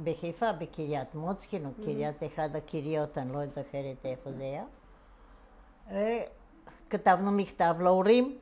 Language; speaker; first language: Hebrew; non-native, fluent; Bulgarian